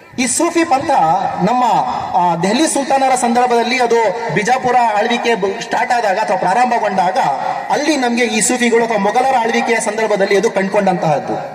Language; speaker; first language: Kannada; non-native, local second language; Urdu